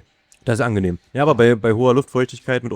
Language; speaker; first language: German; native; German